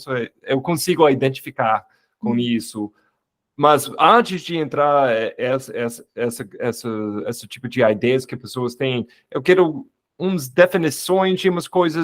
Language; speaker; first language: Portuguese; non-native, fluent; English